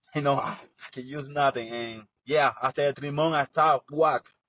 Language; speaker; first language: English; non-native, learner; Spanish